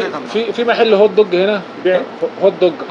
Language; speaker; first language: Arabic; native; Arabic